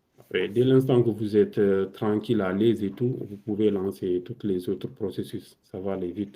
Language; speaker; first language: French; non-native, local second language; Wolof